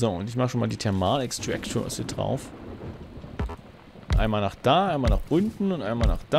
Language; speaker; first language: German; native; German